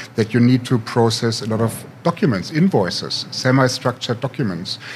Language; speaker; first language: English; non-native, fluent; German